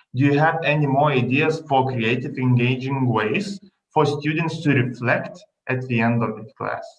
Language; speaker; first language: English; non-native, fluent; Lithuanian